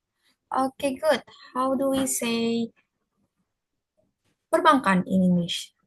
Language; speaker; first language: English; non-native, fluent; Indonesian